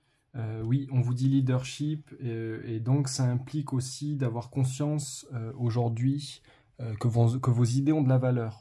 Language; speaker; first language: French; native; French